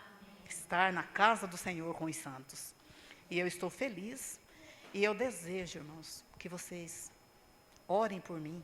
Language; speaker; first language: Portuguese; native; Portuguese